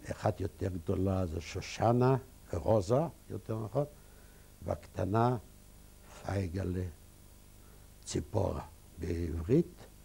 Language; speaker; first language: Hebrew; non-native, fluent; Yiddish